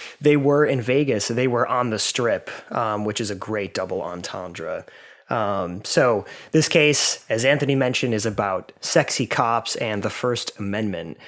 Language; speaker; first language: English; native; English